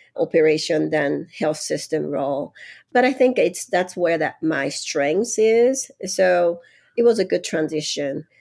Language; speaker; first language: English; non-native, fluent; Japanese